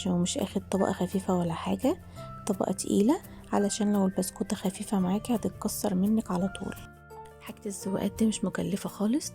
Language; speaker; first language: Arabic; native; Arabic